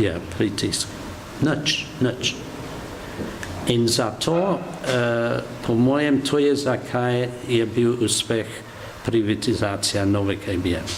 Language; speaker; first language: Slovenian; non-native, learner; English